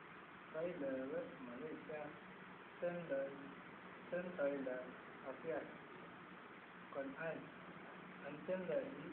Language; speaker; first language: Vietnamese; non-native, learner; Malay